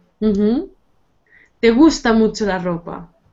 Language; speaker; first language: Spanish; native; Spanish